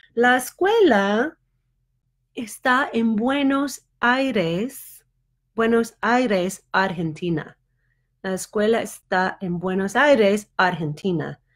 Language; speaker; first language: Spanish; non-native, fluent; English